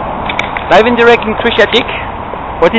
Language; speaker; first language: English; non-native, fluent; French